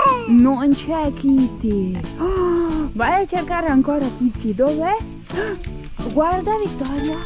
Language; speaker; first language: Italian; non-native, learner; Russian